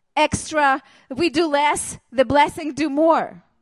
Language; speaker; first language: English; non-native, learner; Hebrew